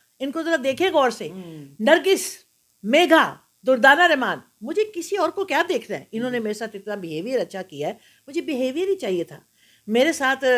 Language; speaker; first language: Urdu; non-native, local second language; Punjabi